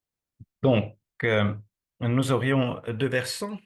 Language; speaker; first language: French; non-native, fluent; Estonian